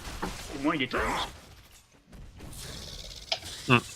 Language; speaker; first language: French; native; French